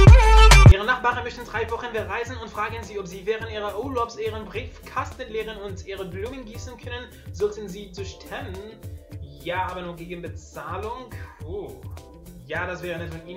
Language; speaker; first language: German; non-native, learner; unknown